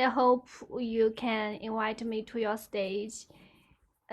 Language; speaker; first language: English; non-native, learner; Chinese